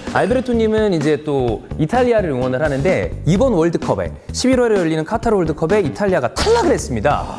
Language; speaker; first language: Korean; native; Korean